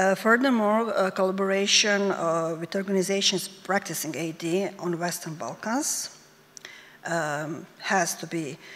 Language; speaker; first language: English; non-native, fluent; Serbian